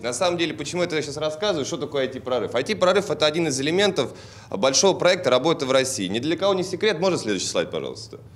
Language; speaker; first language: Russian; native; Russian